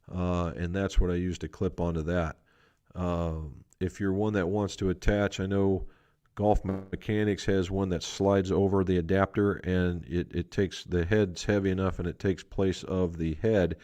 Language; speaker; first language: English; native; English